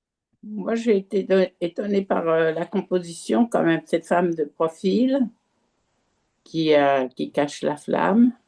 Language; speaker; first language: French; native; French